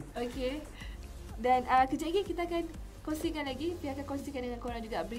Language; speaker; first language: Malay; native; Malay